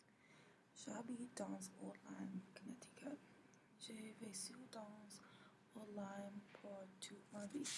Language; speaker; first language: French; non-native, learner; English